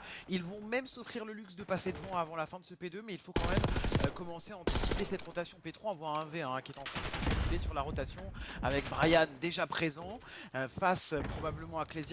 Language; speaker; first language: French; native; French